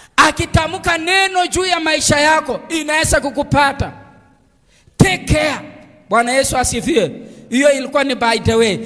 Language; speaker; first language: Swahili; non-native, local second language; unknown